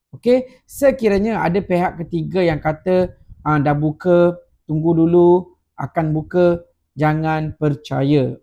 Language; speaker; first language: Malay; non-native, local second language; Tamil